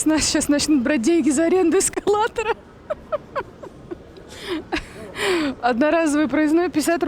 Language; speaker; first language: Russian; native; Russian